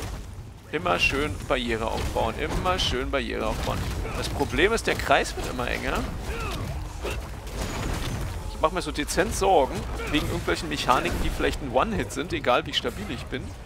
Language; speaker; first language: German; native; German